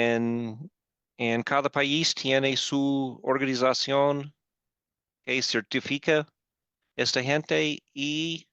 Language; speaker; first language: Spanish; non-native, fluent; English